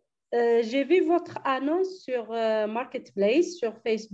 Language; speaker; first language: French; non-native, learner; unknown